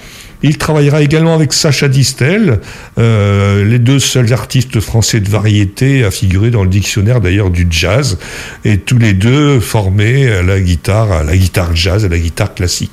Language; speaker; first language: French; native; French